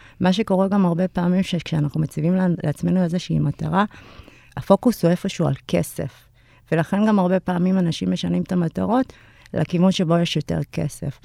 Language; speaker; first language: Hebrew; early bilingual, other home language; Amharic